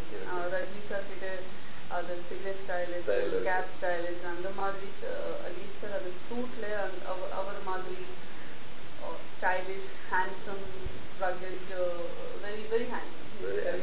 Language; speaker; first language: Tamil; non-native, learner; Gujarati